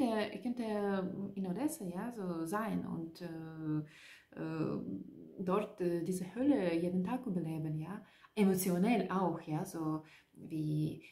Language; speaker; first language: German; non-native, learner; Russian